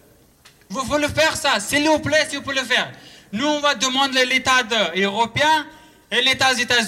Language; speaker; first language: French; non-native, learner; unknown